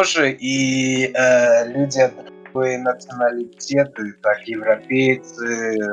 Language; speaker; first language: Russian; early bilingual, heritage; Russian